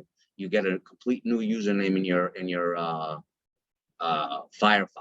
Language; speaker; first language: English; native; English